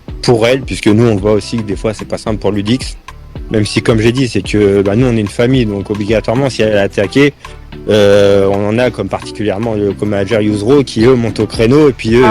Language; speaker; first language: French; native; French